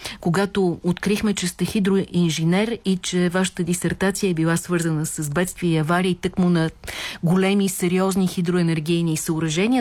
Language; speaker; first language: Bulgarian; native; Bulgarian